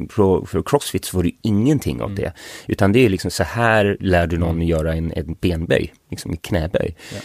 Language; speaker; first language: Swedish; early bilingual, other home language; English